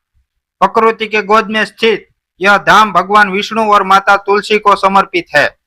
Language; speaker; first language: Hindi; non-native, local second language; Gujarati